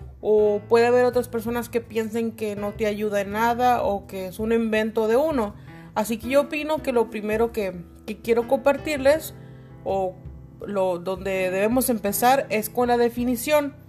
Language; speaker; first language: Spanish; native; Spanish